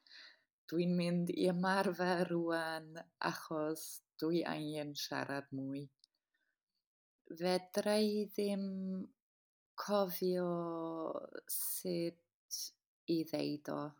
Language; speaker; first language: Welsh; non-native, learner; English